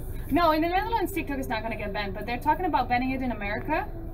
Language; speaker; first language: English; early bilingual, other home language; Dutch